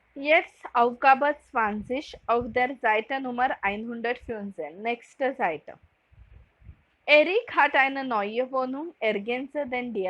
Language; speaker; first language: German; non-native, fluent; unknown